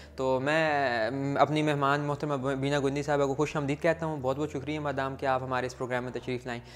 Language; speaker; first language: Urdu; native; Urdu